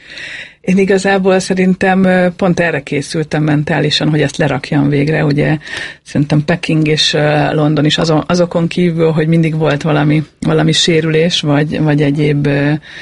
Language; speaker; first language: Hungarian; native; Hungarian